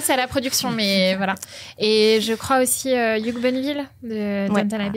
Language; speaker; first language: French; native; French